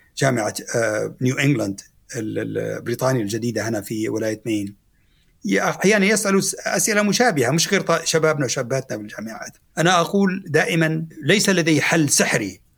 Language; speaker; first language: Arabic; native; Arabic